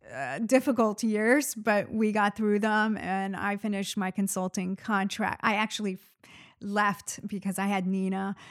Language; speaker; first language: English; early bilingual, other home language; Arabic